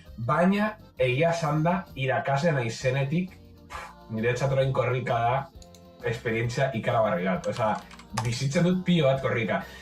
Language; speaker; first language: Basque; non-native, local second language; Spanish